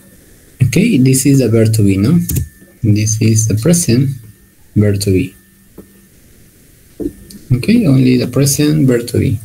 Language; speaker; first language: English; non-native, learner; Spanish